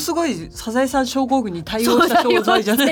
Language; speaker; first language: Japanese; native; Japanese